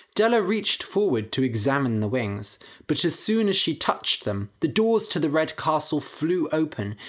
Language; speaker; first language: English; native; English